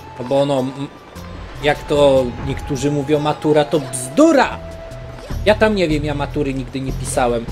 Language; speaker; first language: Polish; early bilingual, heritage; Polish